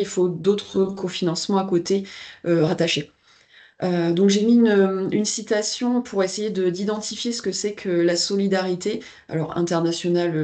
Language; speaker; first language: French; native; French